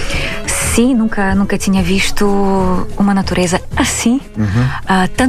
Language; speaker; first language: Portuguese; non-native, fluent; Belarusian